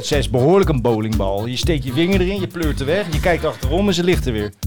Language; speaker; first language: Dutch; native; Dutch